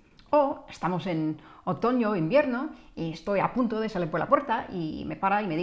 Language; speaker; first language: Spanish; non-native, fluent; English